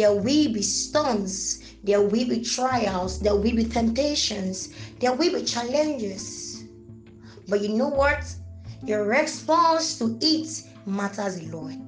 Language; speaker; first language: English; non-native, local second language; Yoruba